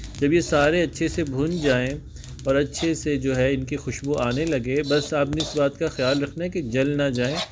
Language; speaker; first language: Urdu; non-native, local second language; Punjabi